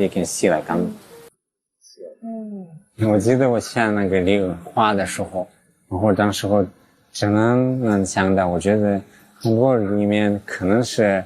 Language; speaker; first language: Chinese; non-native, fluent; English